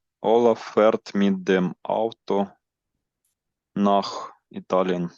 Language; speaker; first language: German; non-native, learner; Ukrainian